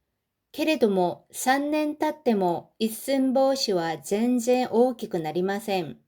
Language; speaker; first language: Japanese; non-native, fluent; Korean